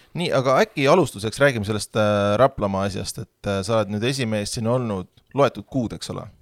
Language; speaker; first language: Estonian; native; Estonian